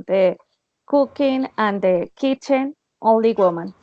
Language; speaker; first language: English; non-native, learner; Spanish